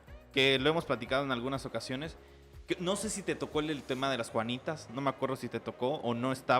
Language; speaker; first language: Spanish; native; Spanish